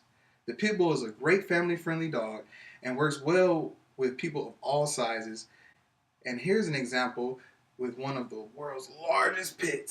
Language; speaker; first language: English; native; English